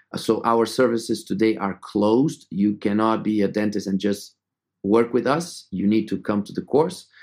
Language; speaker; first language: English; non-native, fluent; Portuguese